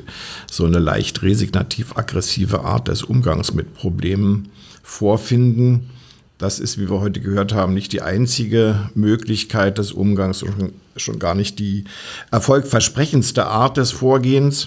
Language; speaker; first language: German; native; German